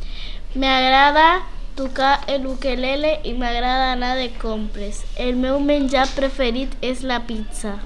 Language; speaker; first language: Catalan; non-native, learner; Spanish